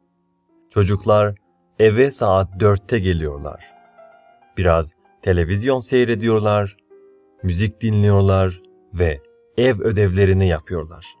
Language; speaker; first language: Turkish; non-native, fluent; Persian